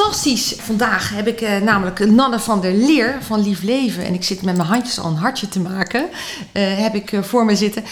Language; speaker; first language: Dutch; native; Dutch